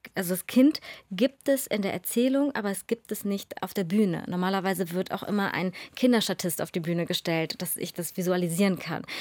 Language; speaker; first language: German; native; German